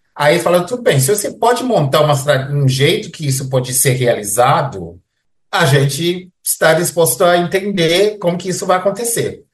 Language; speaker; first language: Portuguese; early bilingual, heritage; Portuguese